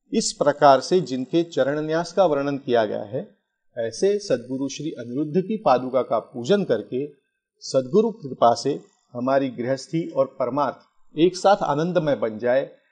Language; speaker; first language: Hindi; non-native, local second language; Marathi